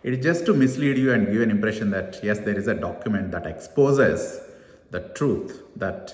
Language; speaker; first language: English; non-native, local second language; Telugu